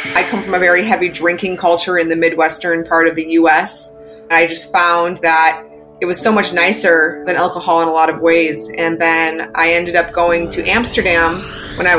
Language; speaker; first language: English; native; English